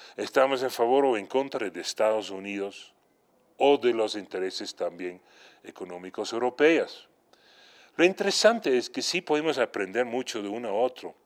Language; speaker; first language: Spanish; non-native, fluent; Dutch